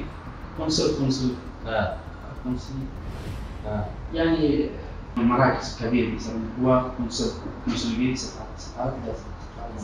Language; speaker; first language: Arabic; non-native, learner; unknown